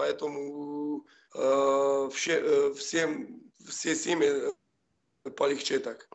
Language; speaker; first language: Russian; non-native, fluent; Slovak